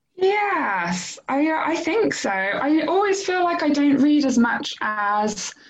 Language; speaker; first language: English; native; English